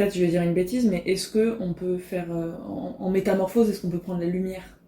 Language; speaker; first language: French; native; French